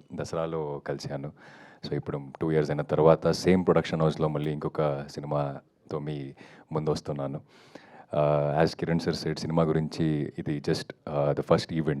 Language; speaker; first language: Telugu; non-native, fluent; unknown